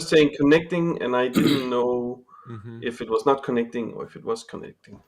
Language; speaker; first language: English; non-native, fluent; Danish